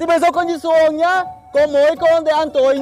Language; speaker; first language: Vietnamese; non-native, fluent; Russian